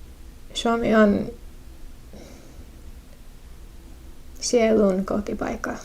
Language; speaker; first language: Finnish; non-native, fluent; English